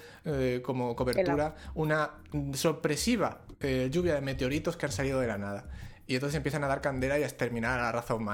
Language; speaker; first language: Spanish; native; Spanish